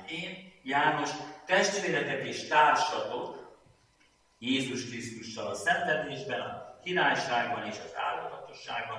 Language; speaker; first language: Hungarian; native; Hungarian